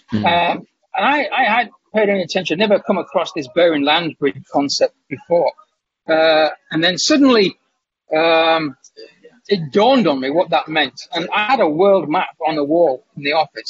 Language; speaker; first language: English; native; English